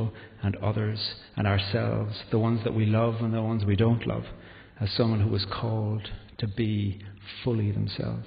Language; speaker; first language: English; native; English